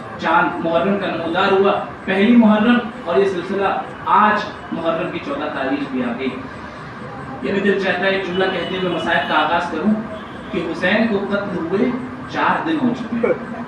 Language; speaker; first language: Urdu; native; Urdu